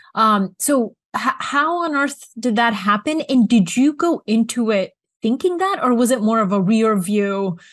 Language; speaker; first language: English; early bilingual, other home language; Bulgarian